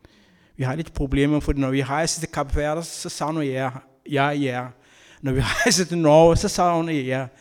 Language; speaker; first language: Danish; non-native, learner; Kabuverdianu